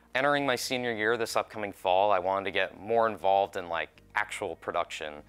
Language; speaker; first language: English; native; English